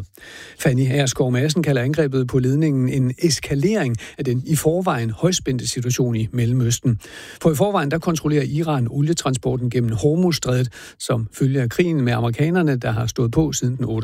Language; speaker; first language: Danish; native; Danish